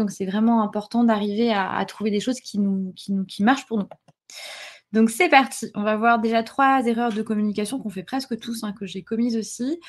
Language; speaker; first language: French; native; French